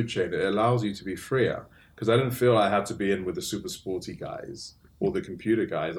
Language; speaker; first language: English; native; English